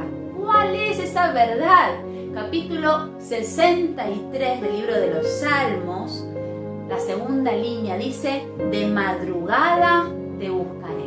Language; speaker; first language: Spanish; native; Spanish